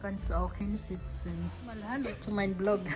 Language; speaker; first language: German; non-native, learner; Filipino